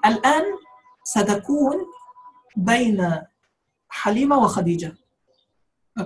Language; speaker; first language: Arabic; non-native, fluent; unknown